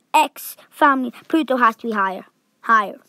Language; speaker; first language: English; native; English